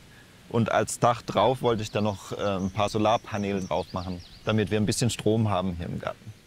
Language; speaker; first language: German; native; German